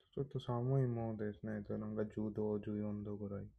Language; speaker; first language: Japanese; non-native, learner; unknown